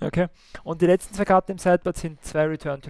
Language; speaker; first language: German; native; German